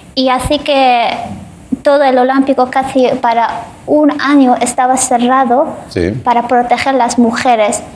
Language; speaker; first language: Spanish; non-native, fluent; Persian